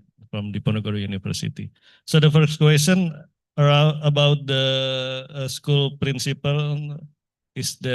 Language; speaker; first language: English; non-native, fluent; Indonesian